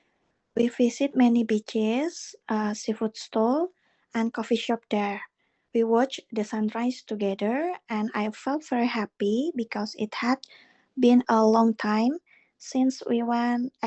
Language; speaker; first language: English; non-native, learner; Indonesian